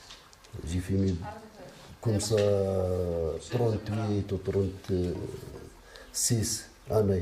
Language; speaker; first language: French; non-native, learner; Arabic